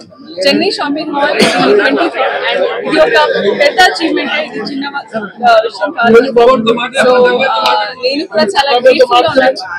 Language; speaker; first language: Telugu; non-native, learner; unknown